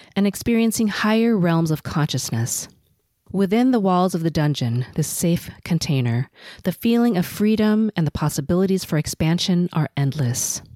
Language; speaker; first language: English; early bilingual, other home language; Cantonese